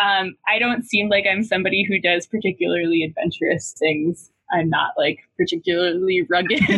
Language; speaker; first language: English; native; English